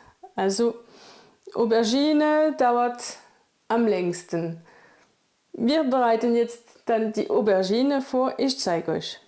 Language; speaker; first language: German; non-native, fluent; French